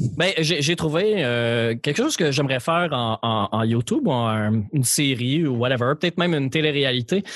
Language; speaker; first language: French; native; French